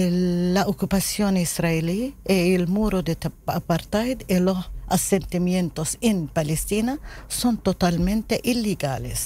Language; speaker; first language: Spanish; non-native, learner; Arabic